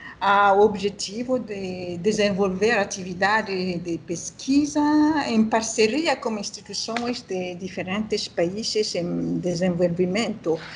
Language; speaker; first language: Portuguese; non-native, learner; French